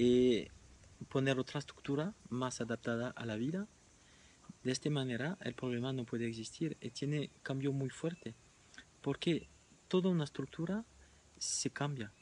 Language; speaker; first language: Spanish; non-native, fluent; French